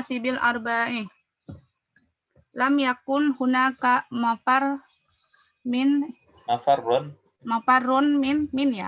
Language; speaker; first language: Arabic; non-native, learner; Indonesian